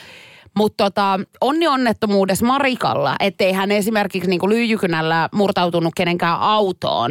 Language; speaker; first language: Finnish; native; Finnish